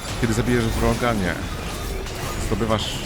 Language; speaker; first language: Polish; native; Polish